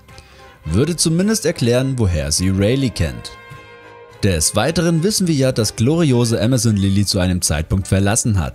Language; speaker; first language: German; native; German